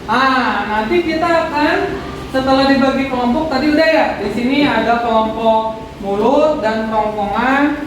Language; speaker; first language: Indonesian; non-native, local second language; Sundanese